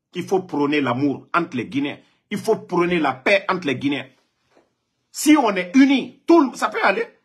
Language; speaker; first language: French; non-native, local second language; Mandingo